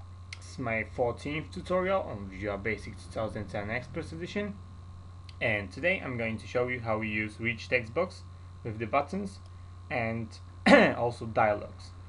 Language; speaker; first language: English; non-native, fluent; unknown